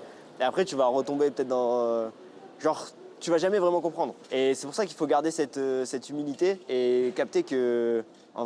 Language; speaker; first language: French; native; French